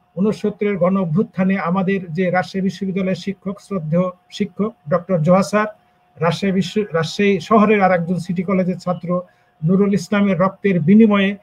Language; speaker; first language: Bangla; native; Bangla